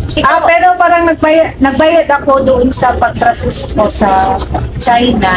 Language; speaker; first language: Filipino; non-native, local second language; Cebuano